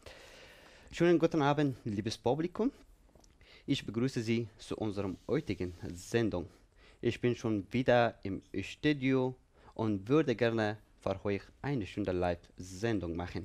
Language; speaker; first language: German; non-native, fluent; Persian